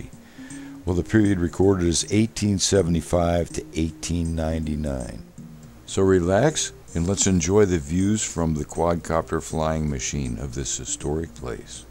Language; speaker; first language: English; native; English